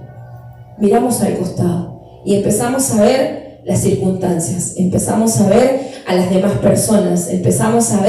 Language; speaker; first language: Spanish; native; Spanish